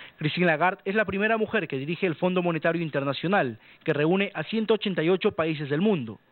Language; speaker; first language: Spanish; native; Spanish